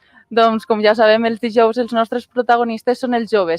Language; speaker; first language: Catalan; native; Catalan